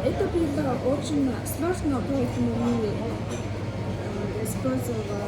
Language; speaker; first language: Russian; non-native, learner; Mongolian